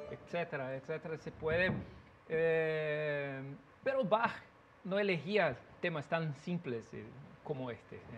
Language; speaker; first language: Spanish; non-native, learner; Portuguese